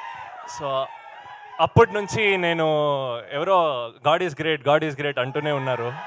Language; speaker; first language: Telugu; non-native, learner; Kannada